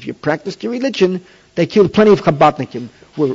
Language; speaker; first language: English; native; English